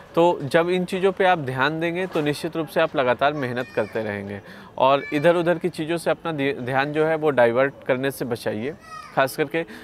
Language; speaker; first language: Hindi; native; Hindi